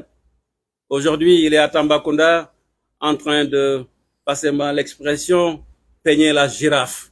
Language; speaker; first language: French; non-native, local second language; Wolof